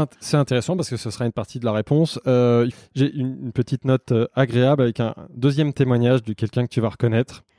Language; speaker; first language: French; native; French